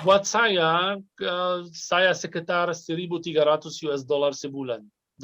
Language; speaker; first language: Indonesian; non-native, fluent; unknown